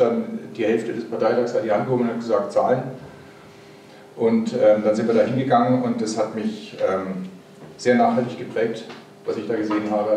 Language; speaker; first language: German; native; German